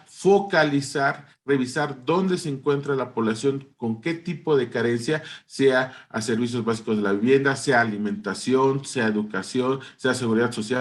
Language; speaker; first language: Spanish; native; Spanish